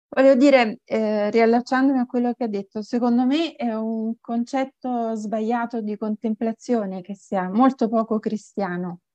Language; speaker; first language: Italian; native; Italian